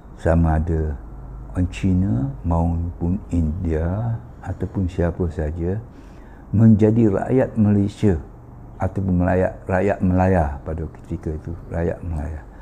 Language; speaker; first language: Malay; native; Malay